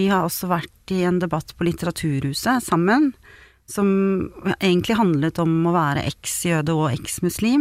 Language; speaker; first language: Norwegian; native; Norwegian